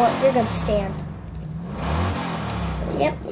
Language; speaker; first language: English; native; English